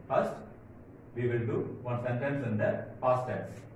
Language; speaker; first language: English; non-native, local second language; Tamil